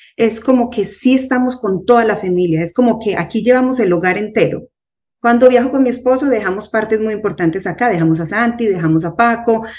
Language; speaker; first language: Spanish; native; Spanish